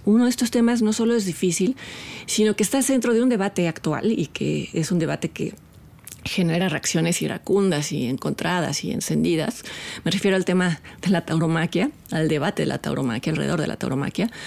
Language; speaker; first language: Spanish; native; Spanish